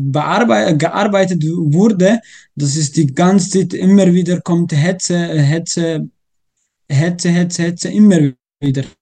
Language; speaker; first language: German; non-native, learner; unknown